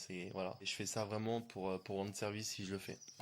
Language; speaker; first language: French; native; French